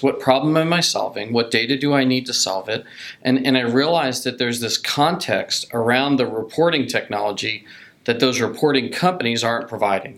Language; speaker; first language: English; native; English